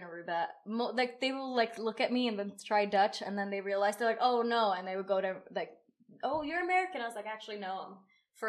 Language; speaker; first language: English; non-native, fluent; Swedish